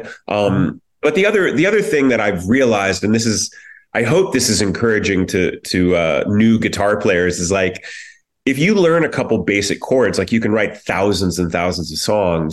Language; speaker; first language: English; native; English